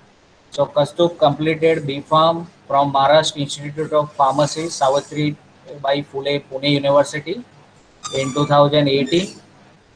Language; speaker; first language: English; non-native, local second language; Gujarati